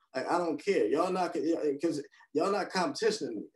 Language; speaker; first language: English; native; English